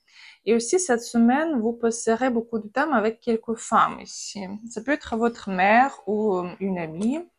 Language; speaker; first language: French; non-native, fluent; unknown